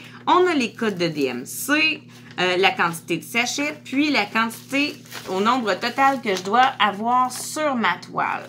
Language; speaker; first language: French; native; French